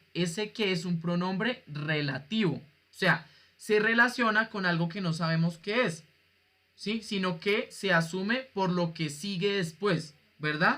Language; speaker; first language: Spanish; native; Spanish